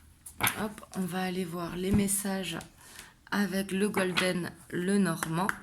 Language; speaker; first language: French; native; French